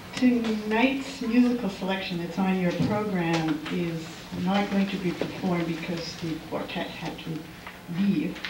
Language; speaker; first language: English; native; English